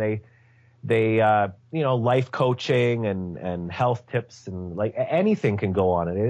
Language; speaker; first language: English; native; English